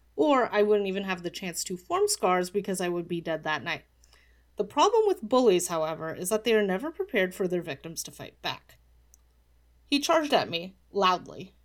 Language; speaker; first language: English; early bilingual, other home language; Polish